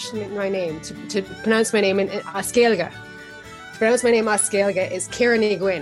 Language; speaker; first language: English; native; English